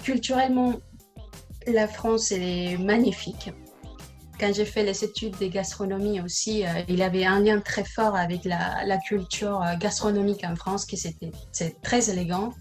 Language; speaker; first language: French; non-native, learner; Spanish